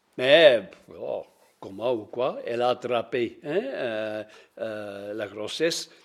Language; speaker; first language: French; non-native, local second language; Dutch